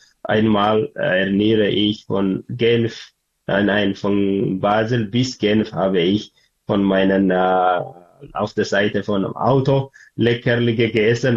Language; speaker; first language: German; non-native, learner; Tigrinya